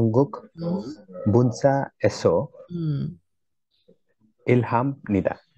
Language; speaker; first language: Korean; non-native, learner; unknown